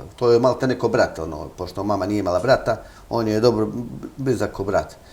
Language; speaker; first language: Bosnian; native; Bosnian